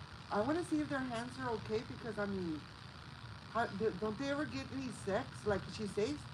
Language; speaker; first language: English; early bilingual, other home language; Spanish